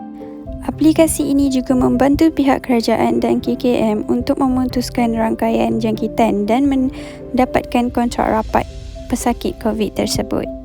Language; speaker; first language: Malay; native; Malay